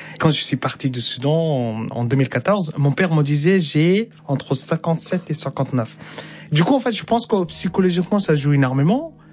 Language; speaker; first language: French; non-native, fluent; Arabic